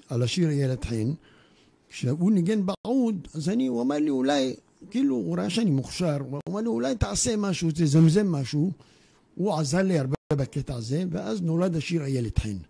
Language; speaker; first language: Hebrew; native; Hebrew